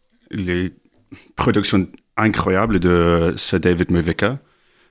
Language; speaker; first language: French; non-native, learner; English